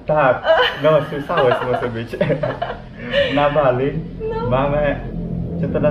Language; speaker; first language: Polish; non-native, learner; Balinese